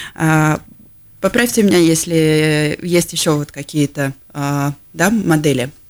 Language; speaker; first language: Russian; native; Russian